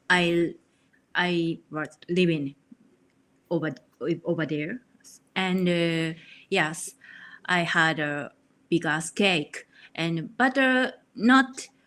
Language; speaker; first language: English; non-native, learner; Japanese